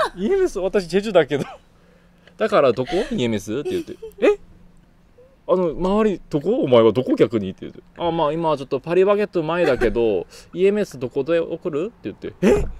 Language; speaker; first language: Japanese; non-native, fluent; Korean